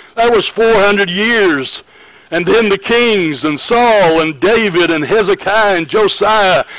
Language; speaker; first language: English; native; English